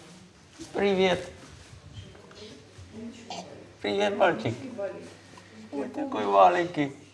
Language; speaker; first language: Russian; non-native, fluent; Dutch